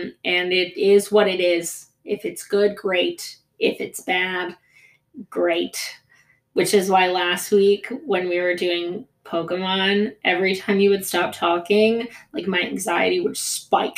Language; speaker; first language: English; early bilingual, other home language; Greek